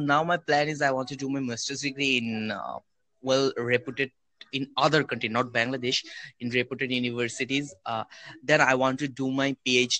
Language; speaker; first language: English; non-native, local second language; Bangla